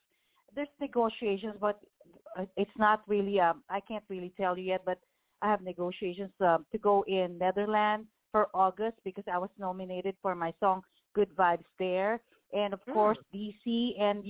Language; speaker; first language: English; non-native, local second language; Filipino